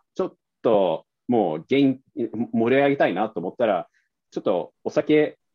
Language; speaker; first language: Japanese; non-native, fluent; Swedish